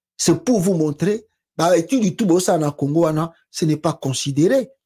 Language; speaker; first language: French; non-native, local second language; Lingala